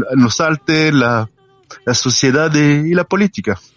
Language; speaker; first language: Spanish; non-native, learner; French